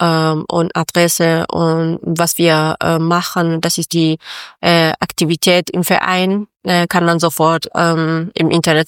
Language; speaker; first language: German; non-native, learner; Persian